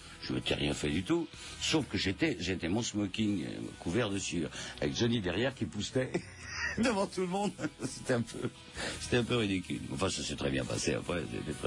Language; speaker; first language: French; native; French